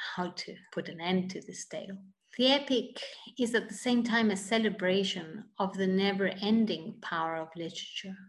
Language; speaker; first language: English; non-native, fluent; Italian